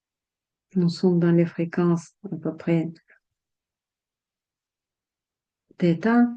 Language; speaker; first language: French; non-native, fluent; Russian